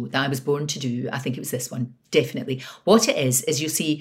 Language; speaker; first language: English; native; English